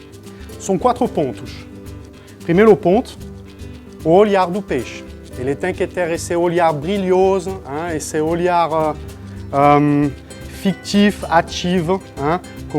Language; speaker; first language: Portuguese; non-native, fluent; French